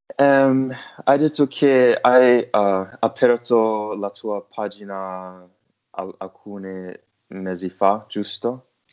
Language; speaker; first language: Italian; non-native, learner; English